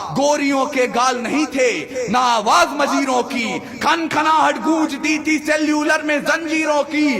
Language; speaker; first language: Hindi; native; Hindi